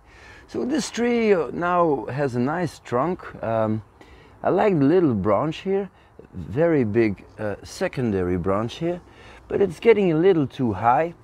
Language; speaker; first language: English; non-native, fluent; Dutch